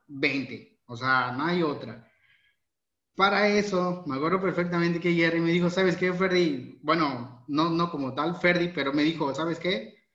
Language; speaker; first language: Spanish; native; Spanish